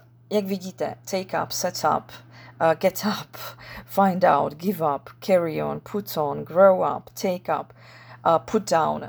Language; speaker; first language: English; non-native, fluent; Czech